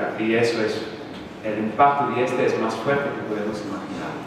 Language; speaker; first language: Spanish; non-native, fluent; English